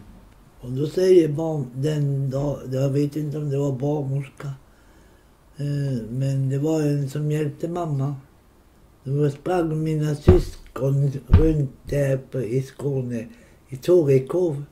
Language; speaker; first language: Swedish; non-native, local second language; Romany